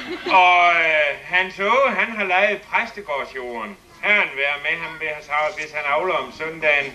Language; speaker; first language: Danish; native; Danish